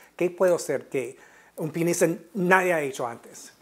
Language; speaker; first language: Spanish; non-native, fluent; English